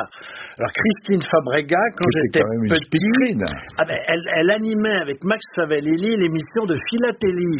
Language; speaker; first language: French; native; French